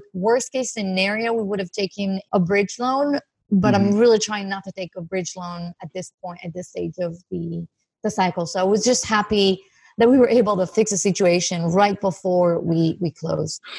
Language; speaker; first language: English; non-native, fluent; Hebrew